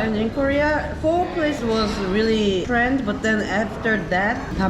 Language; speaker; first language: English; non-native, fluent; Korean